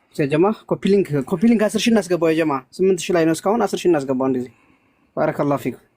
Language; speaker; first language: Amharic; non-native, local second language; Afar